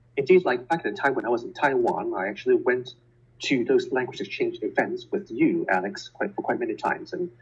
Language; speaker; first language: English; non-native, local second language; Cantonese